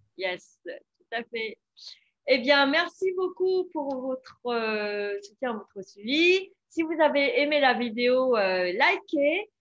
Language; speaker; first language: French; non-native, fluent; Vietnamese